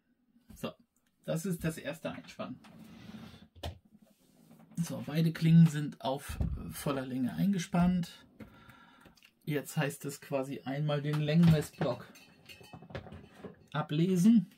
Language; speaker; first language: German; native; German